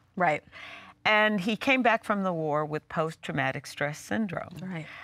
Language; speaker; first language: English; native; English